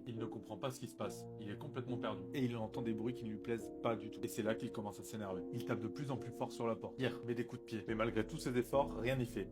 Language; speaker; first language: French; native; French